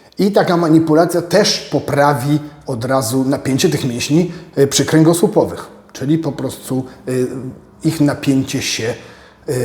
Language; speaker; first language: Polish; native; Polish